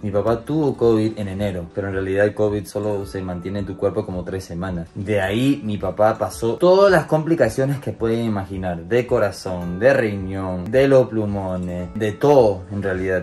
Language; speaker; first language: Spanish; non-native, fluent; English